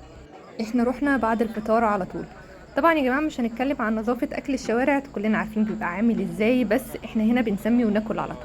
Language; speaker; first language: Arabic; native; Arabic